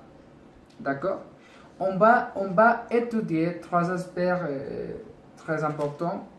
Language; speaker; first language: French; non-native, learner; Spanish